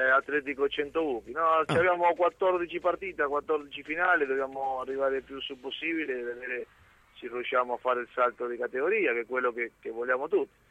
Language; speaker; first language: Italian; non-native, fluent; Spanish